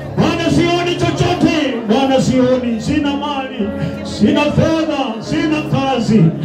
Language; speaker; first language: Swahili; non-native, local second language; Luyia